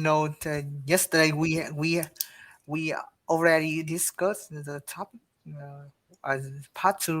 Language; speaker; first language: English; non-native, learner; Vietnamese